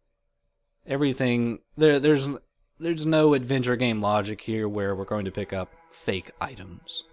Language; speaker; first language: English; native; English